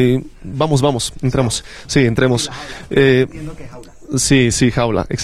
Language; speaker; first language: Spanish; non-native, fluent; Polish